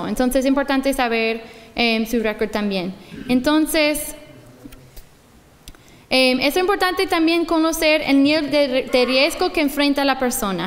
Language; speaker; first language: Spanish; non-native, fluent; English